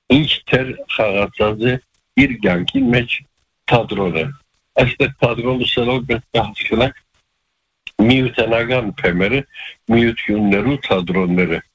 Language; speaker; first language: Armenian; early bilingual, heritage; Armenian